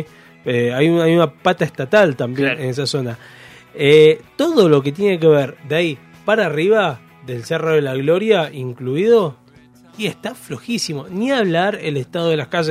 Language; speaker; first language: Spanish; native; Spanish